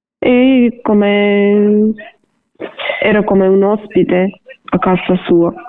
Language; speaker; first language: Italian; non-native, learner; Ukrainian